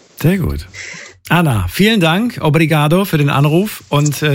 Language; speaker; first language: German; native; German